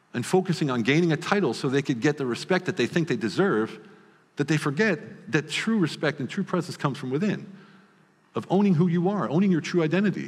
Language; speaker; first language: English; native; English